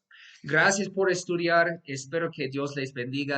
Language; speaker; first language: Spanish; non-native, fluent; English